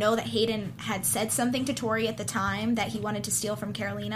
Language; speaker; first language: English; native; English